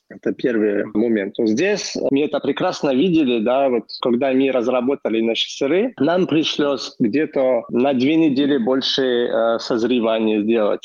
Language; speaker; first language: Russian; non-native, fluent; French